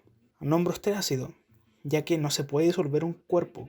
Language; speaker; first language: Spanish; native; Spanish